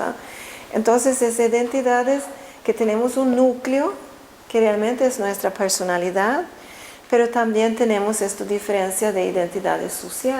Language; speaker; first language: Spanish; non-native, fluent; Swedish